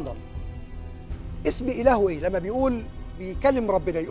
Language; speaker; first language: Arabic; native; Arabic